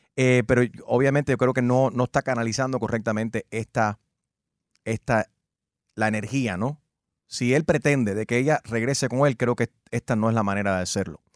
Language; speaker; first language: Spanish; early bilingual, heritage; Spanish